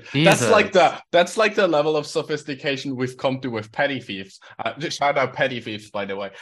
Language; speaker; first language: English; non-native, fluent; Swiss German